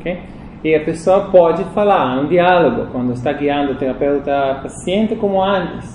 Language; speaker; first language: Portuguese; non-native, fluent; Spanish